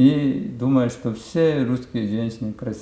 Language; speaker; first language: Russian; non-native, learner; Korean